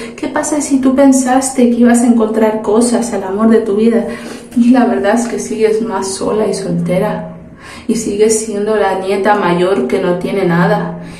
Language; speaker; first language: Spanish; early bilingual, other home language; Portuguese